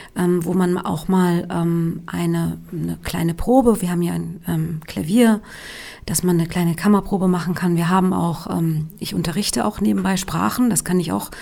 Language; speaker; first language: German; native; German